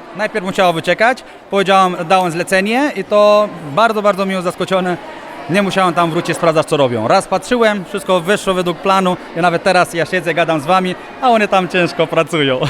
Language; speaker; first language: Polish; non-native, fluent; Romanian